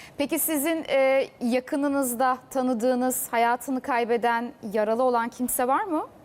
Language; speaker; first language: Turkish; native; Turkish